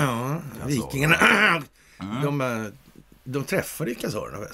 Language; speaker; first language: Swedish; native; Swedish